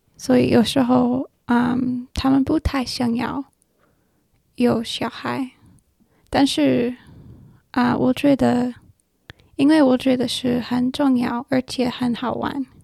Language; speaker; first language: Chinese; non-native, learner; English